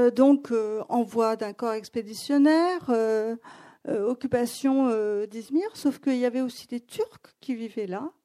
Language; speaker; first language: French; non-native, fluent; Greek